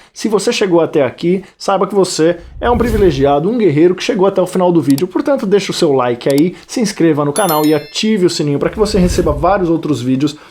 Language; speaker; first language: Portuguese; native; Portuguese